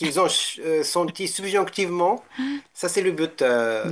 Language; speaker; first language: French; non-native, fluent; Japanese